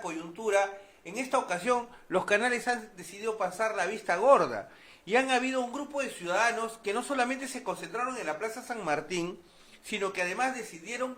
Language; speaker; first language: Spanish; native; Spanish